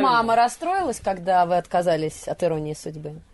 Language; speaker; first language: Russian; native; Russian